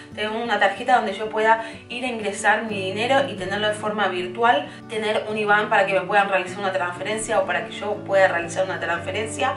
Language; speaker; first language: Spanish; native; Spanish